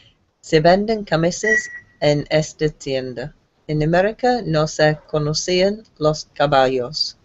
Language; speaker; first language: Spanish; non-native, learner; English